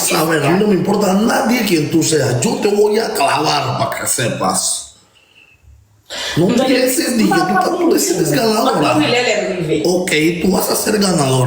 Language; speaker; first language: Spanish; native; Spanish